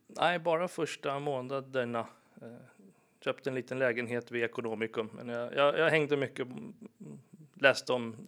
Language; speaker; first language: Swedish; early bilingual, other home language; English